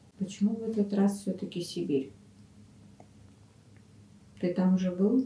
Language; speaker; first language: Russian; native; Russian